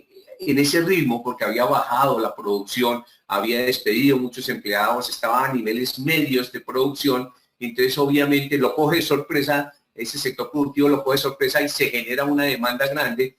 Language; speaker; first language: Spanish; native; Spanish